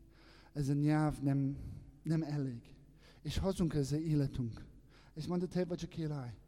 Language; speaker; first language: Hungarian; non-native, learner; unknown